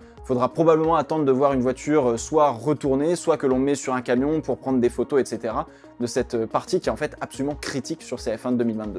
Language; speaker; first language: French; native; French